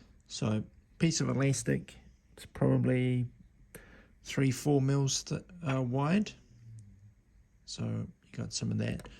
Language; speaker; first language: English; native; English